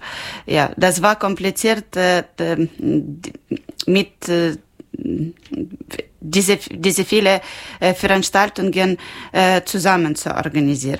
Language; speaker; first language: German; non-native, learner; Ukrainian